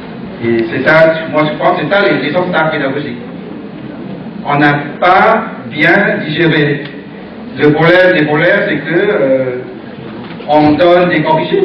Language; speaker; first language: French; non-native, fluent; Thai